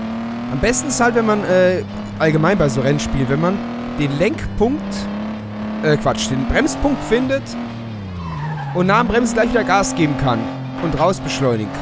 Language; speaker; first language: German; native; German